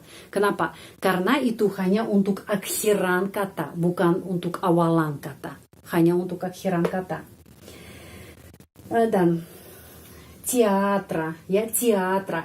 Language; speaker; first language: Indonesian; non-native, fluent; Russian